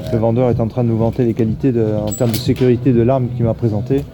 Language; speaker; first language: French; native; French